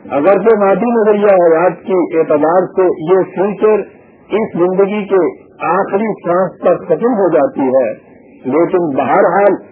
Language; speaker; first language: Urdu; non-native, local second language; Punjabi